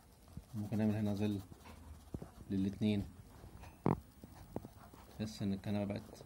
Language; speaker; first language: Arabic; native; Arabic